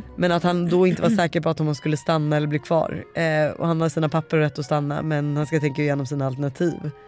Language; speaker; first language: Swedish; native; Swedish